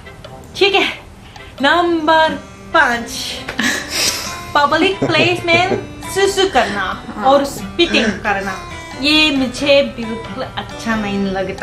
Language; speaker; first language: Hindi; non-native, fluent; Japanese